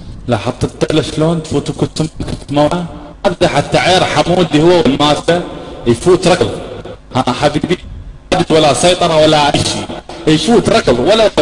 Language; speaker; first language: Arabic; native; Arabic